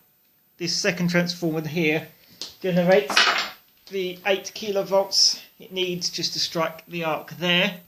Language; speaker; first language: English; native; English